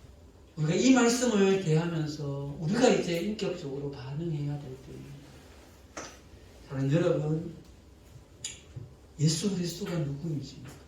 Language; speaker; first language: Korean; native; Korean